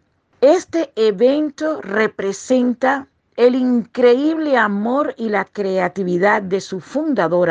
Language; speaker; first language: Spanish; non-native, fluent; English